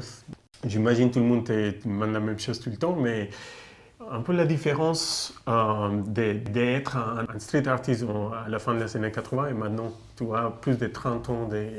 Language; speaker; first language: French; non-native, fluent; Spanish